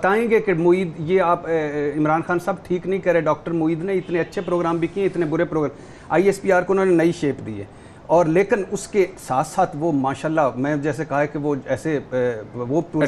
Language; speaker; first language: Urdu; native; Urdu